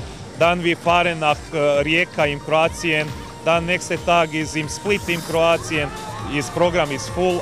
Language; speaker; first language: German; non-native, fluent; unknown